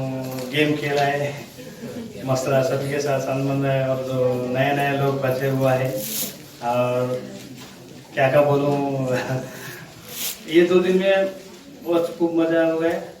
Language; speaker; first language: Hindi; non-native, local second language; Telugu